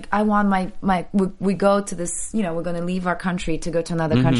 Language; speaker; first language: English; early bilingual, other home language; Polish